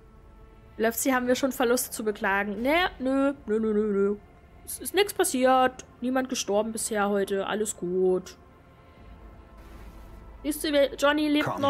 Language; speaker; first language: German; native; German